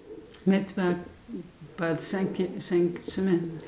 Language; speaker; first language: French; non-native, learner; Dutch